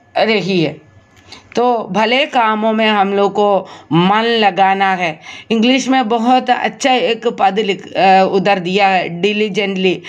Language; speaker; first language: Hindi; non-native, local second language; Malayalam